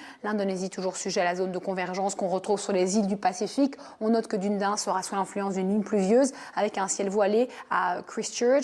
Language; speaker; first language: French; native; French